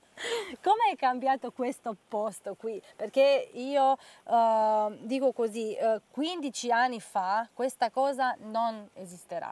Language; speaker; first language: Italian; non-native, learner; Romanian